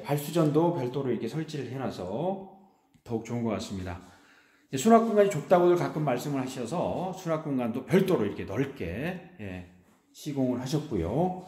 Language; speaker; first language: Korean; native; Korean